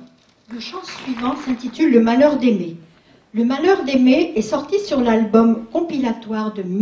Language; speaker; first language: French; native; French